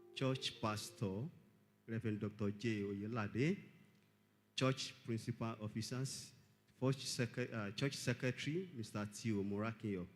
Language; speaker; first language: English; non-native, local second language; Yoruba